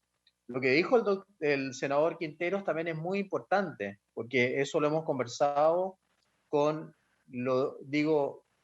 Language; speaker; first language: Spanish; native; Spanish